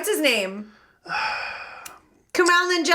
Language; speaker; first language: English; native; English